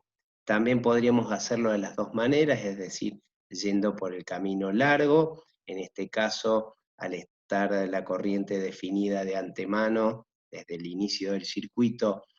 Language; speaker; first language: Spanish; native; Spanish